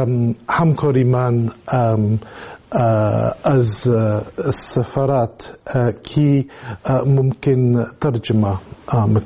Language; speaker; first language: Tajik; non-native, learner; English